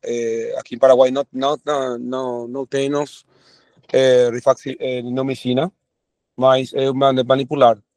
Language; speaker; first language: Portuguese; non-native, learner; Spanish